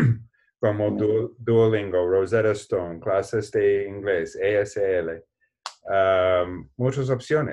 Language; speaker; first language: Spanish; non-native, learner; English